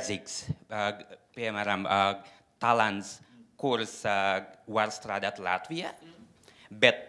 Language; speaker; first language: Latvian; non-native, learner; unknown